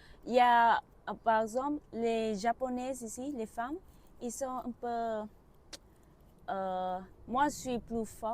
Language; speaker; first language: French; non-native, learner; Vietnamese